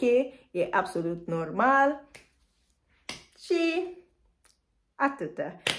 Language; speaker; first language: Romanian; non-native, fluent; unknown